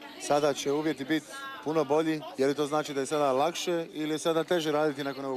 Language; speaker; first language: Croatian; native; Croatian